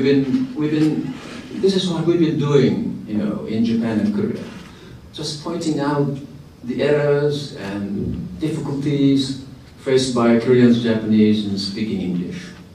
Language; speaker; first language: English; non-native, fluent; Korean